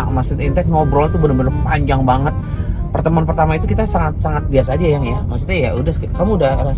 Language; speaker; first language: Indonesian; native; Indonesian